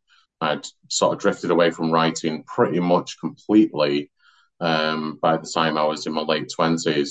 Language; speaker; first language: English; native; English